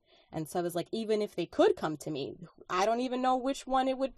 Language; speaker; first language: English; non-native, fluent; Spanish